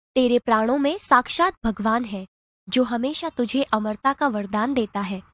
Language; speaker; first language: Hindi; non-native, local second language; Gujarati